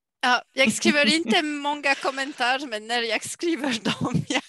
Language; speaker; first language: Swedish; non-native, fluent; French